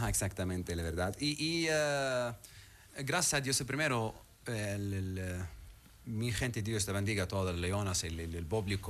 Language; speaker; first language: Spanish; non-native, learner; Arabic